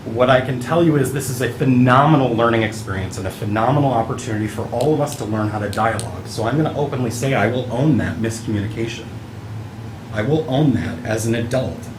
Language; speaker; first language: English; early bilingual, other home language; Italian